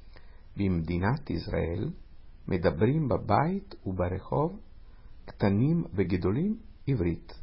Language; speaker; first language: Hebrew; non-native, fluent; Italian